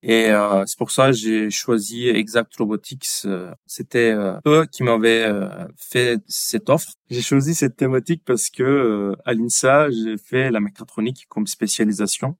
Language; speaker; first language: French; non-native, fluent; Turkish